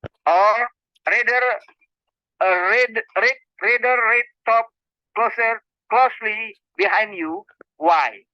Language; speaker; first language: English; non-native, learner; Indonesian